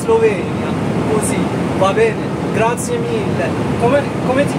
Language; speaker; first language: Italian; non-native, learner; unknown